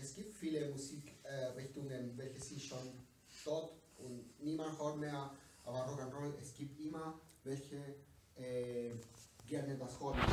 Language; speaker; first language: German; non-native, learner; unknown